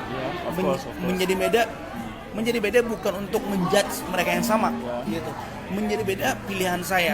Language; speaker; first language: Indonesian; non-native, local second language; Achinese